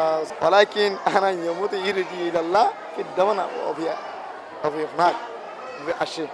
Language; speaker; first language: Arabic; non-native, learner; Rohingya